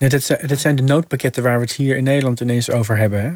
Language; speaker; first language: Dutch; native; Dutch